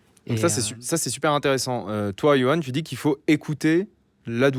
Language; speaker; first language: French; native; French